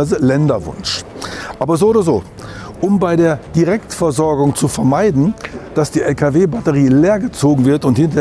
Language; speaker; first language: German; native; German